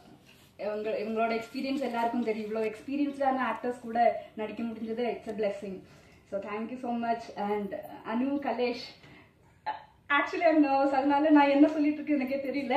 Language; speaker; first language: Tamil; non-native, fluent; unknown